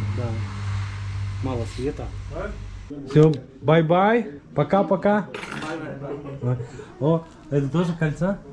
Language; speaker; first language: Russian; native; Russian